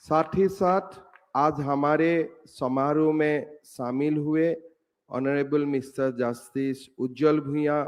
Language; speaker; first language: Hindi; non-native, local second language; Assamese